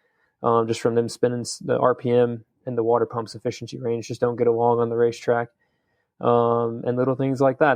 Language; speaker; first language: English; native; English